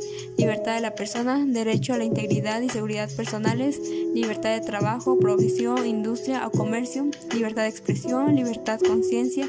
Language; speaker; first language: Spanish; native; Spanish